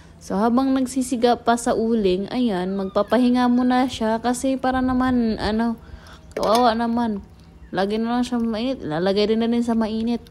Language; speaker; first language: Filipino; non-native, local second language; Cebuano